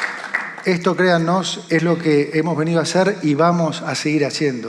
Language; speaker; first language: Spanish; native; Spanish